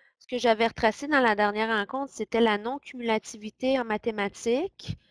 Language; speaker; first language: French; native; French